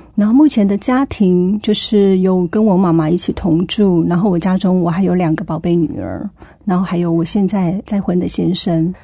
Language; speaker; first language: Chinese; native; Chinese